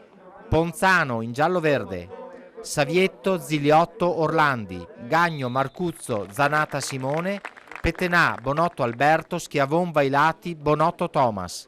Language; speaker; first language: Italian; native; Italian